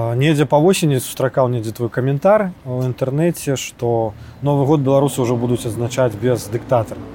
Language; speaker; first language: Belarusian; native; Belarusian